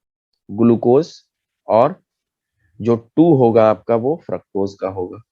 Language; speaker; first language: Hindi; native; Hindi